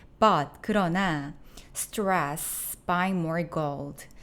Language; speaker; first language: English; non-native, fluent; Korean